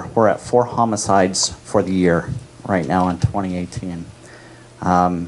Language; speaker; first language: English; native; English